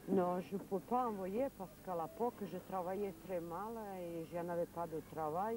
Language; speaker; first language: French; non-native, learner; Serbian